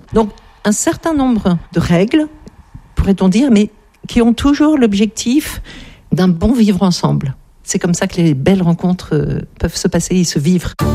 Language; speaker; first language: French; native; French